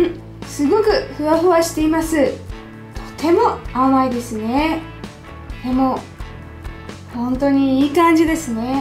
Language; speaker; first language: Japanese; non-native, fluent; Russian